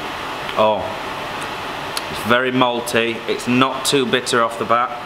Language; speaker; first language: English; native; English